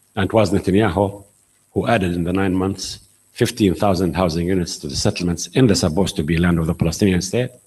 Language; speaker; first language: English; non-native, fluent; Arabic